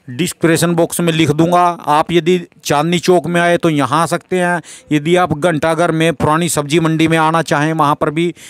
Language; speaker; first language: Hindi; native; Hindi